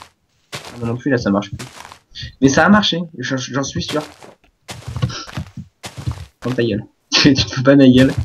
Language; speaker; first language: French; native; French